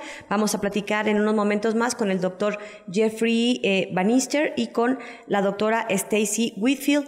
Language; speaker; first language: Spanish; native; Spanish